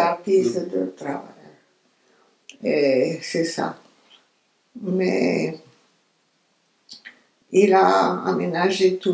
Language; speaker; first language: French; non-native, fluent; Romanian